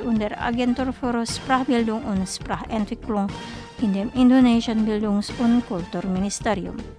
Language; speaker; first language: German; non-native, fluent; Indonesian